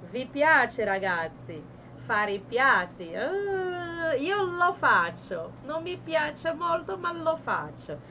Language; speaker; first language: Italian; non-native, fluent; Portuguese